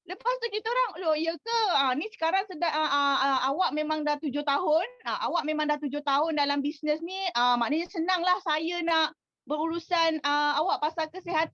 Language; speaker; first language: Malay; native; Malay